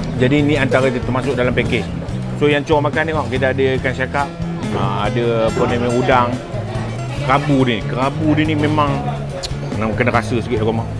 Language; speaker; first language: Malay; native; Malay